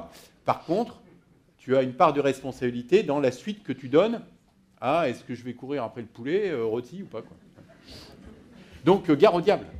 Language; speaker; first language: French; native; French